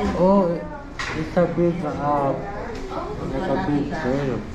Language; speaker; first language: English; non-native, local second language; Filipino